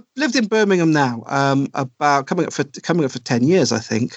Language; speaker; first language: English; native; English